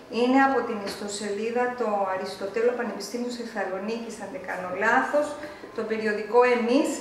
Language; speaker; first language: Greek; non-native, fluent; Spanish